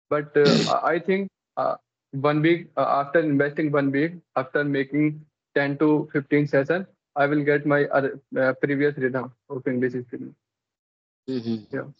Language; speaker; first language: English; non-native, local second language; Hindi